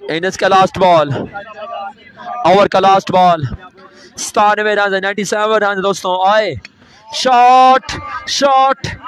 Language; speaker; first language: Urdu; non-native, local second language; Punjabi